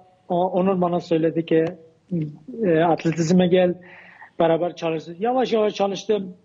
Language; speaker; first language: Turkish; non-native, learner; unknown